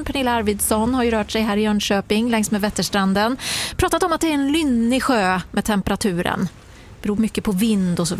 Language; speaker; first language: Swedish; native; Swedish